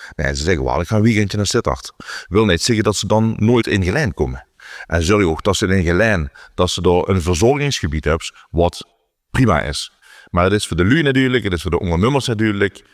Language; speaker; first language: Dutch; non-native, local second language; Limburgish